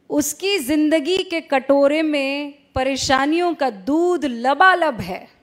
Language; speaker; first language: Hindi; native; Hindi